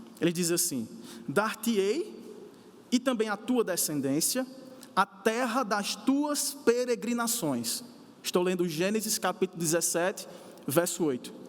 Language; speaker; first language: Portuguese; native; Portuguese